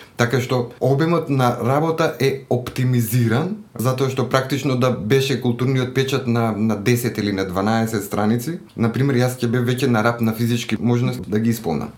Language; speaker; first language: Macedonian; native; Macedonian